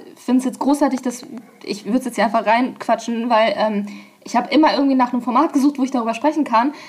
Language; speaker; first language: German; native; German